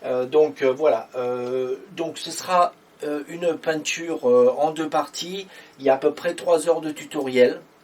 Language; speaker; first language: French; native; French